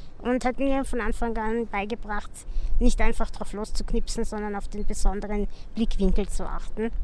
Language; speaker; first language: German; native; German